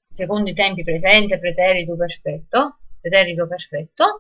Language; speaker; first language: Italian; non-native, local second language; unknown